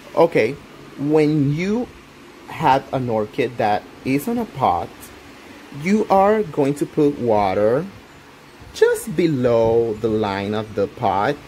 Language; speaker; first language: English; non-native, local second language; Spanish